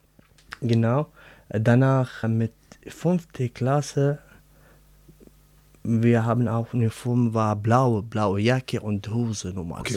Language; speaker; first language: German; non-native, learner; Arabic